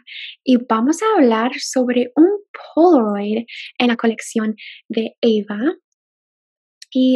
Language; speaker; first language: Spanish; non-native, fluent; English